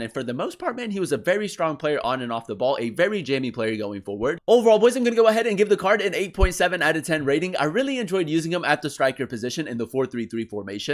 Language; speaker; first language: English; native; English